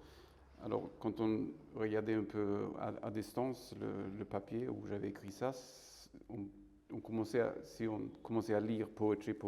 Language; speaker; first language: French; non-native, fluent; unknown